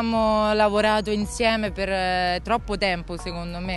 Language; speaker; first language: Italian; native; Italian